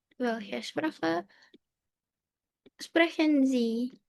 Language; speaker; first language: German; non-native, fluent; Indonesian